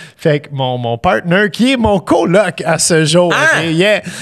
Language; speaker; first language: French; native; French